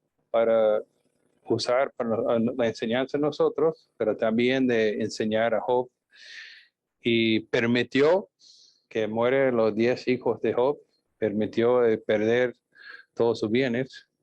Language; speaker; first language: Spanish; non-native, fluent; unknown